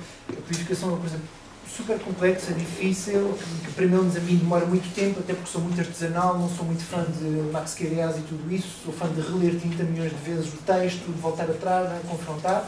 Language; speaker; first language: Portuguese; native; Portuguese